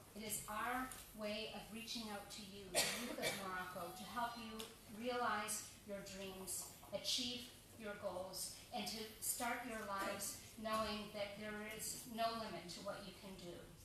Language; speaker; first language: English; native; English